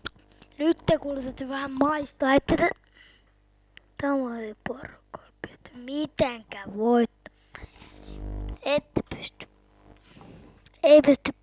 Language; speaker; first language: Finnish; native; Finnish